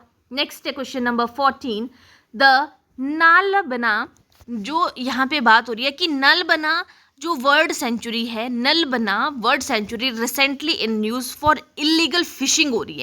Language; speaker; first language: Hindi; native; Hindi